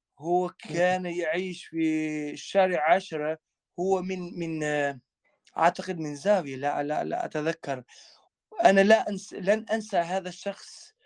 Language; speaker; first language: Arabic; non-native, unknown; Albanian